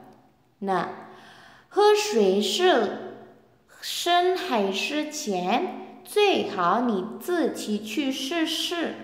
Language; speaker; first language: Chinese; non-native, fluent; Indonesian